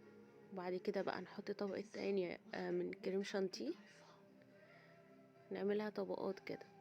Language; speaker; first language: Arabic; native; Arabic